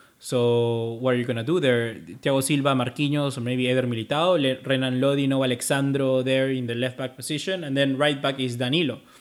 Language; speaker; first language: English; non-native, fluent; Spanish